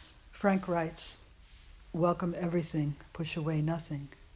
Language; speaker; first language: English; native; English